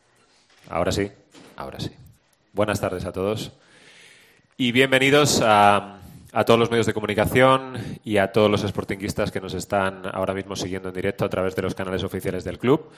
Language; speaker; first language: Spanish; native; Spanish